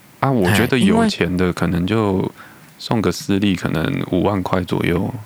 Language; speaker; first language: Chinese; native; Chinese